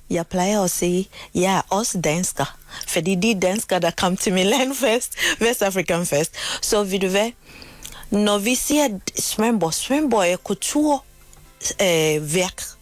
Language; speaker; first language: Danish; non-native, learner; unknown